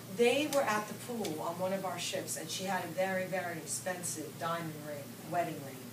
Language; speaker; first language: English; native; English